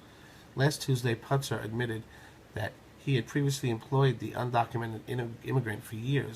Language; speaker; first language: English; native; English